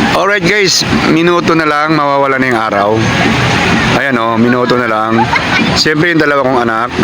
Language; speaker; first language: Filipino; non-native, local second language; Cebuano